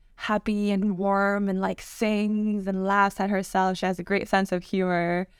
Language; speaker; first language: English; non-native, fluent; Spanish